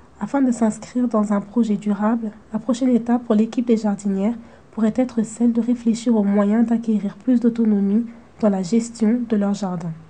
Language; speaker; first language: French; native; French